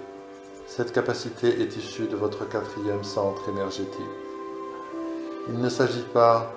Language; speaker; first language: French; native; French